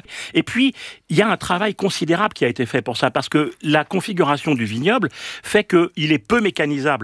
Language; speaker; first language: French; native; French